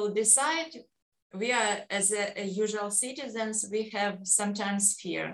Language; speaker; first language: English; non-native, learner; Ukrainian